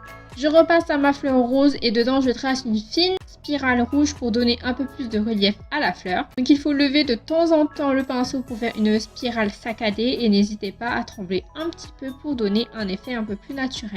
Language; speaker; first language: French; native; French